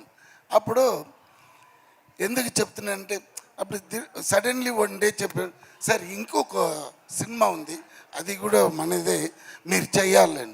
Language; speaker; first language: Telugu; non-native, fluent; Tamil